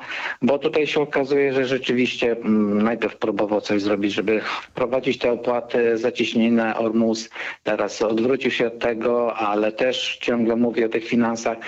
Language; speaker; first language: Polish; native; Polish